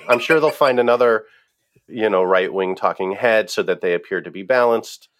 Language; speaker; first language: English; native; English